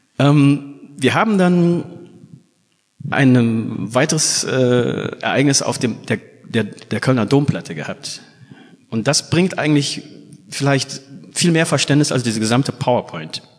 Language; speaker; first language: German; early bilingual, other home language; Fula